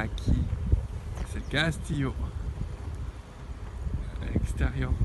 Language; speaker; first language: Spanish; non-native, learner; French